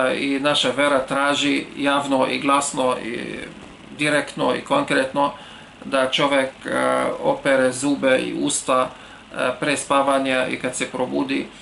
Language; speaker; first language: Serbian; non-native, fluent; Arabic